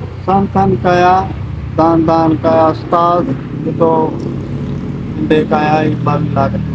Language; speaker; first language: Filipino; non-native, learner; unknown